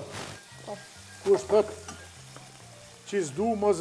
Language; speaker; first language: Albanian; native; Albanian